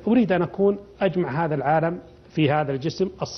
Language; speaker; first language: Arabic; native; Arabic